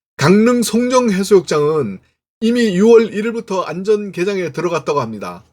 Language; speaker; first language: Korean; native; Korean